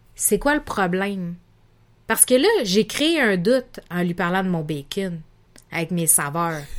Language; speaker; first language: French; native; French